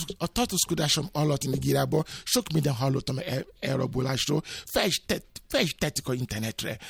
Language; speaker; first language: Hungarian; non-native, learner; Yoruba